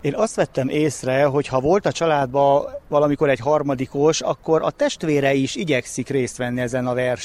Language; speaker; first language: Hungarian; native; Hungarian